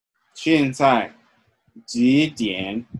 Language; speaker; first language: Chinese; non-native, learner; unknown